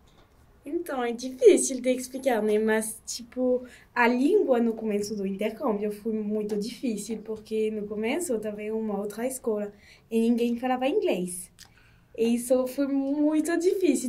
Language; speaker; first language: Portuguese; non-native, learner; French